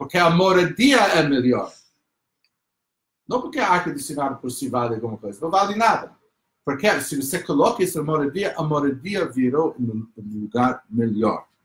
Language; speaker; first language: Portuguese; non-native, fluent; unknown